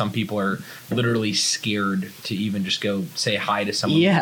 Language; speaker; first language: English; native; English